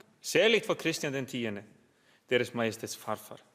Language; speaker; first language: Danish; non-native, fluent; Icelandic